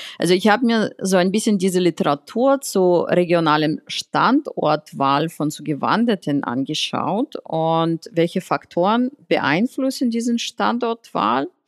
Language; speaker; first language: German; non-native, fluent; Russian